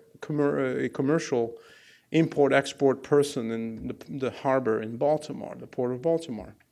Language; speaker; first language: English; non-native, fluent; Arabic